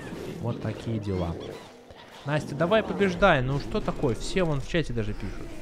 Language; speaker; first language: Russian; native; Russian